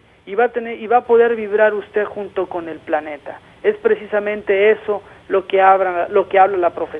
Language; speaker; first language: Spanish; native; Spanish